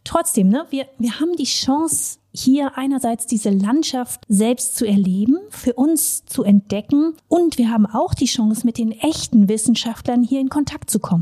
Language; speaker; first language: German; native; German